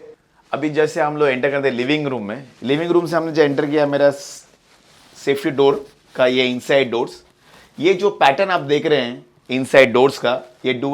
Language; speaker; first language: Hindi; non-native, local second language; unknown